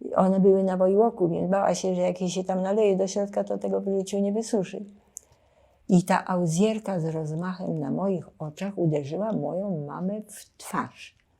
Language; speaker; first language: Polish; native; Polish